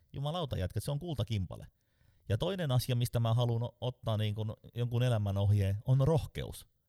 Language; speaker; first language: Finnish; native; Finnish